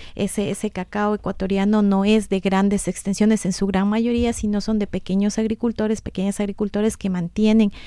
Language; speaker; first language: Spanish; native; Spanish